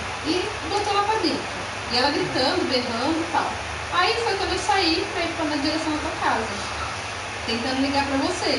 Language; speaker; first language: Portuguese; native; Portuguese